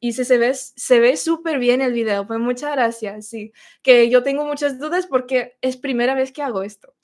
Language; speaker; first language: Spanish; non-native, fluent; Russian